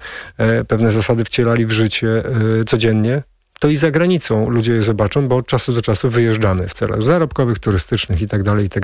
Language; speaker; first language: Polish; native; Polish